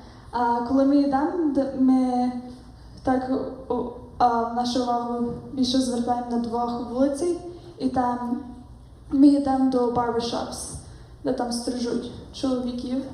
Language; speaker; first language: Ukrainian; early bilingual, heritage; Ukrainian